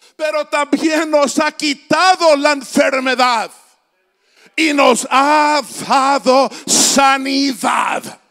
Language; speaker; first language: Spanish; native; Spanish